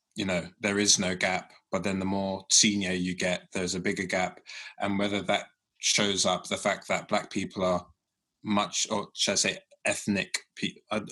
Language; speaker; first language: English; early bilingual, other home language; Yoruba